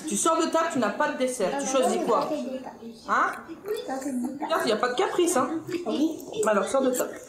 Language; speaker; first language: French; native; French